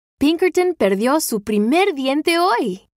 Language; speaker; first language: Spanish; non-native, learner; English